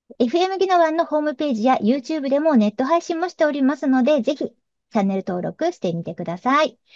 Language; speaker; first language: Japanese; native; Japanese